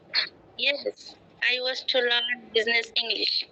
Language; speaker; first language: English; non-native, learner; Bangla